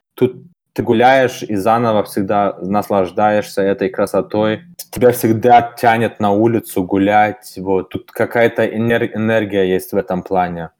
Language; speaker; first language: Russian; early bilingual, heritage; German